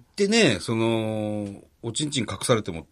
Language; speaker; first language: Japanese; native; Japanese